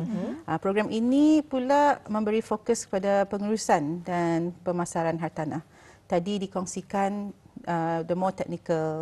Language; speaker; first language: Malay; native; Malay